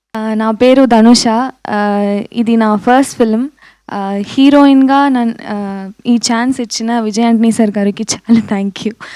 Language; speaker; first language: Telugu; early bilingual, heritage; Tamil